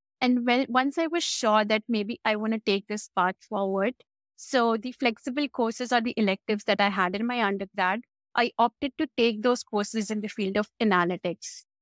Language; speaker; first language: English; non-native, local second language; Hindi